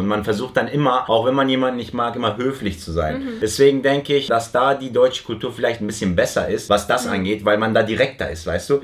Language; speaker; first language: German; early bilingual, heritage; Turkish